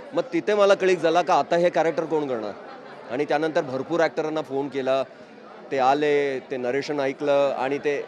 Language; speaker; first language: Marathi; non-native, local second language; Malayalam